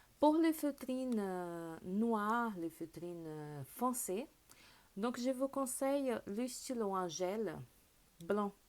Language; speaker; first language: French; non-native, fluent; Portuguese